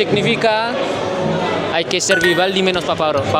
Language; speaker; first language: Spanish; non-native, fluent; Indonesian